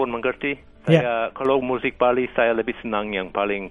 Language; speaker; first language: Indonesian; non-native, fluent; English